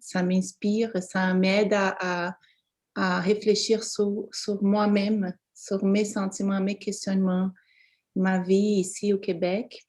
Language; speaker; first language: French; non-native, fluent; Portuguese